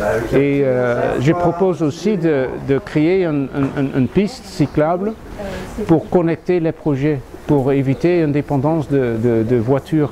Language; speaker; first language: French; non-native, fluent; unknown